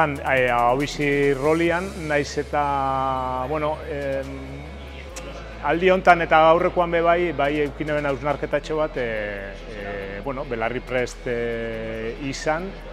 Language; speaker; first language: Basque; native; Basque